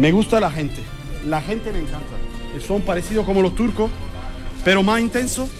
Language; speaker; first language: Spanish; non-native, learner; Turkish